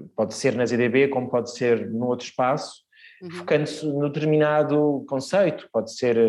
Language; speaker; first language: Portuguese; early bilingual, other home language; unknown